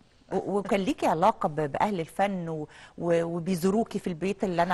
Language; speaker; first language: Arabic; native; Arabic